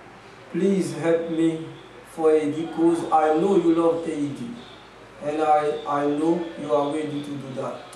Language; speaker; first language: English; non-native, learner; Haitian Creole